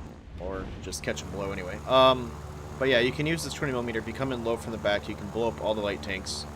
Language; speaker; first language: English; native; English